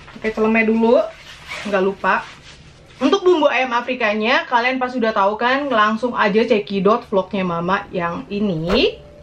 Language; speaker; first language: Indonesian; native; Indonesian